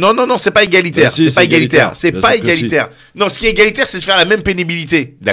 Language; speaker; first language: French; native; French